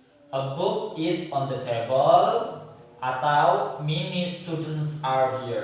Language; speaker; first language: English; non-native, fluent; Indonesian